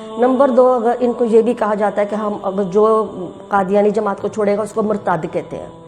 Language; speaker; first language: Urdu; native; Urdu